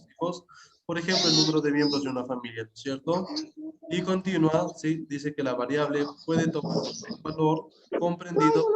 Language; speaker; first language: Spanish; native; Spanish